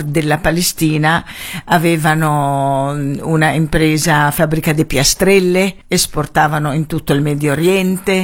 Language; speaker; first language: Italian; non-native, fluent; Arabic